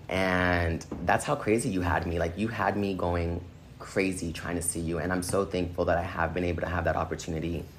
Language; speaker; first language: English; native; English